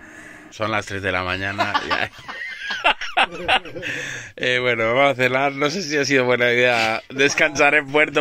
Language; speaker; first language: Spanish; native; Spanish